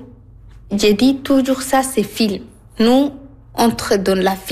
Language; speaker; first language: French; non-native, learner; Arabic